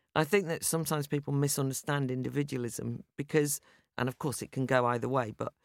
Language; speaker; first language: English; native; English